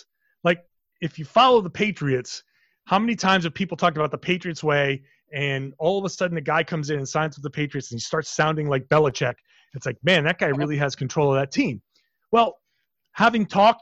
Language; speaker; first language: English; native; English